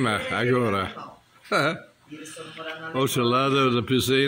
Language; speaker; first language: Portuguese; non-native, learner; English